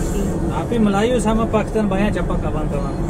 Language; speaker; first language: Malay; non-native, learner; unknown